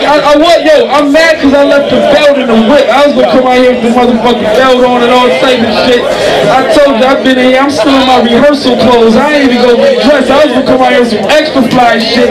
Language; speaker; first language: English; native; English